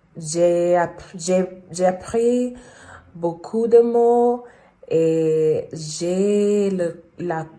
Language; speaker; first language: French; non-native, learner; English